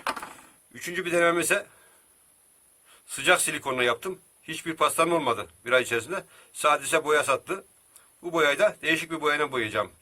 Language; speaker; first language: Turkish; native; Turkish